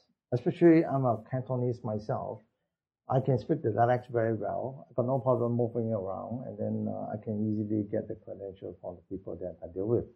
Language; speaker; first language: English; non-native, local second language; Cantonese